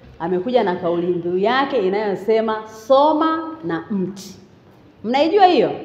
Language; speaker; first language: Swahili; native; Swahili